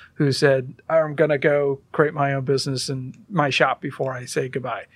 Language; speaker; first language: English; early bilingual, other home language; Hindi